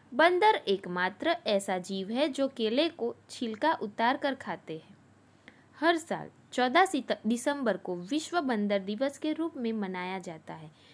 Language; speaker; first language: Hindi; non-native, local second language; Gujarati